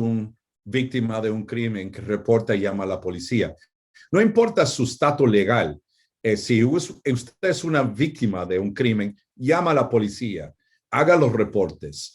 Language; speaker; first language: Spanish; non-native, fluent; English